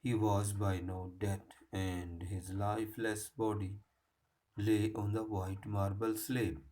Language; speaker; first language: English; non-native, local second language; Hindi